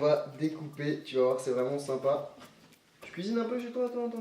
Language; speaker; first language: French; native; French